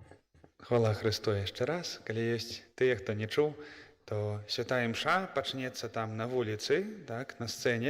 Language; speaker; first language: Belarusian; native; Belarusian